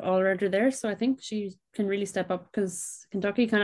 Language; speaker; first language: English; native; English